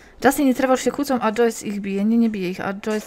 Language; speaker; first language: Polish; native; Polish